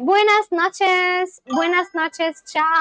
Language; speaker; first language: Spanish; non-native, learner; English